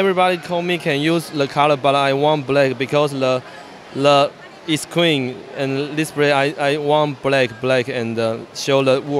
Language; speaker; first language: English; non-native, learner; Chinese